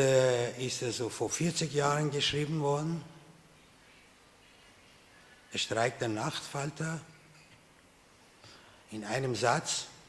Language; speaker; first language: German; non-native, fluent; Persian